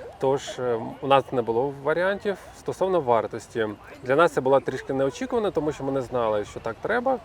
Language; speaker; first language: Ukrainian; non-native, local second language; Russian